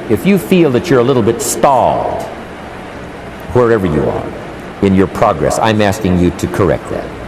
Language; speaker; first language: English; native; English